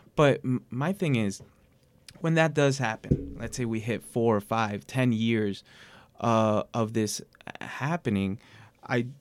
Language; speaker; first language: English; native; English